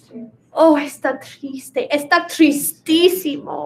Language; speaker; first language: Spanish; non-native, fluent; English